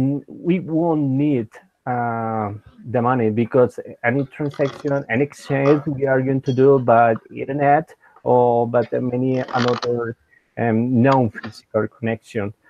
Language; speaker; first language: English; non-native, learner; Spanish